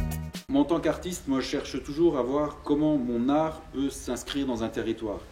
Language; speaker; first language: French; native; French